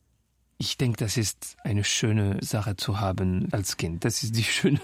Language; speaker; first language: German; non-native, fluent; French